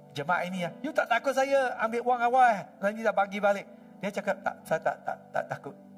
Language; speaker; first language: Malay; non-native, local second language; Chinese